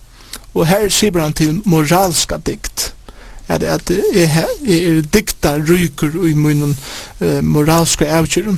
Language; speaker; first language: Norwegian; non-native, learner; Faroese